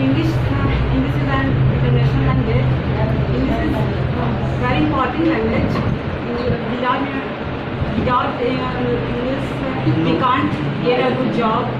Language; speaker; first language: English; non-native, learner; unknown